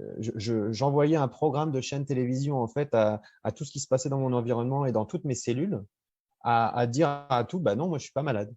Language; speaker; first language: French; native; French